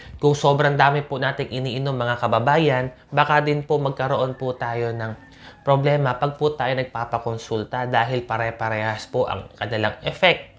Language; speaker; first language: Filipino; native; Filipino